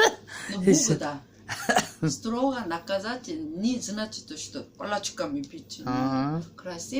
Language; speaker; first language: Russian; non-native, learner; Korean